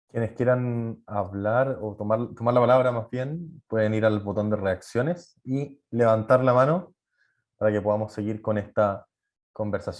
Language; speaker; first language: Spanish; native; Spanish